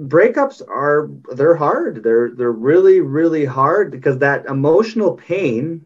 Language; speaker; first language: English; native; English